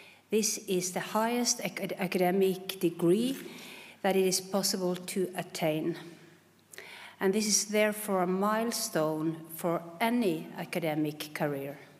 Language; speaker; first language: English; non-native, fluent; Norwegian